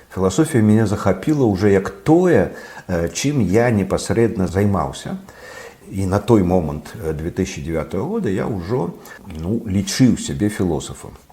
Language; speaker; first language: Belarusian; non-native, local second language; Russian